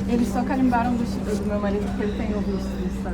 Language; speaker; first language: Portuguese; native; Portuguese